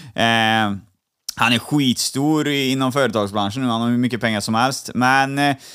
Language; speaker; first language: Swedish; native; Swedish